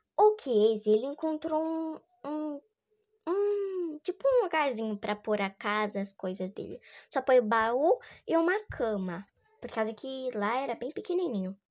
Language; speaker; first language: Portuguese; native; Portuguese